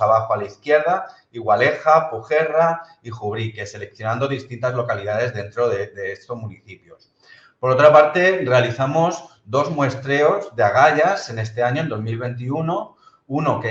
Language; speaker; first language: Spanish; native; Spanish